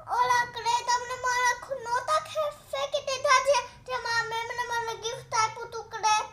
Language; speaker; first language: Gujarati; native; Gujarati